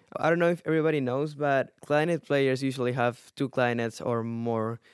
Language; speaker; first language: English; non-native, fluent; Spanish